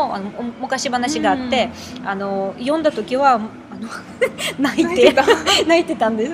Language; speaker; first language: Japanese; non-native, fluent; Russian